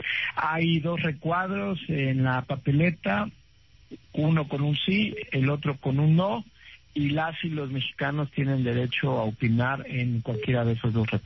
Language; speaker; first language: Spanish; native; Spanish